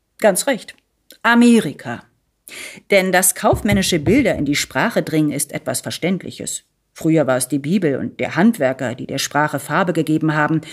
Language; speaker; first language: German; early bilingual, other home language; Italian